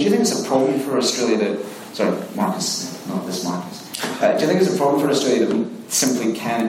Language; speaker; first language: English; native; English